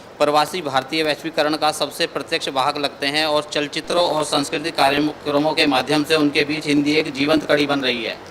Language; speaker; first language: Hindi; native; Hindi